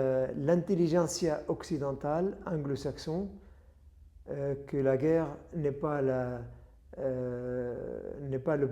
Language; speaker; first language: French; non-native, fluent; Arabic